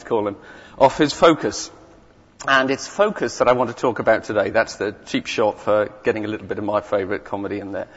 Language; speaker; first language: English; native; English